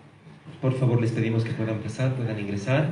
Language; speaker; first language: Spanish; native; Spanish